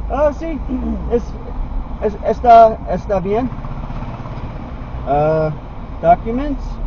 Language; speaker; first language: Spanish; non-native, learner; English